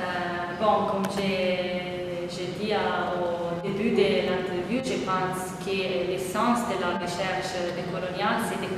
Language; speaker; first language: French; non-native, fluent; Italian